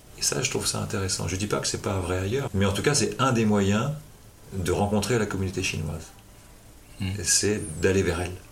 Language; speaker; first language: French; native; French